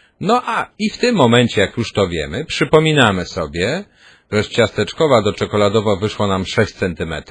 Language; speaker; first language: Polish; native; Polish